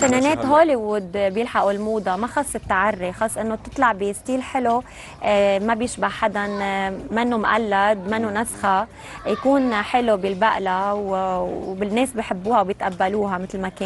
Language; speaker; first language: Arabic; native; Arabic